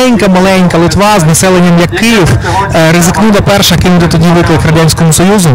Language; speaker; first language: Ukrainian; native; Ukrainian